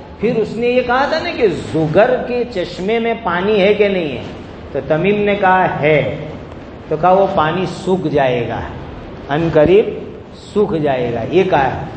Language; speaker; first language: Urdu; non-native, local second language; Gujarati